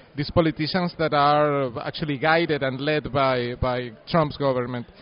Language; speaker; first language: English; non-native, fluent; Spanish